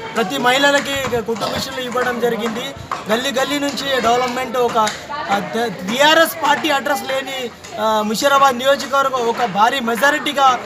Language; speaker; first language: Telugu; non-native, local second language; Lambadi